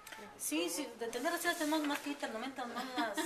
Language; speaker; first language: Spanish; native; Spanish